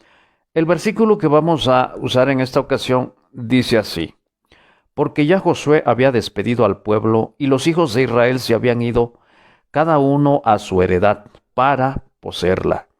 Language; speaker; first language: Spanish; native; Spanish